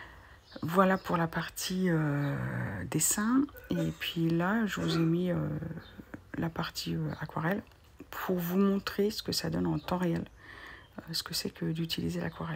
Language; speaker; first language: French; native; French